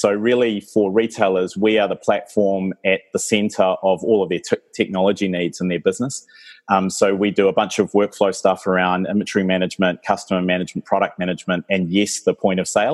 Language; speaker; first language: English; native; English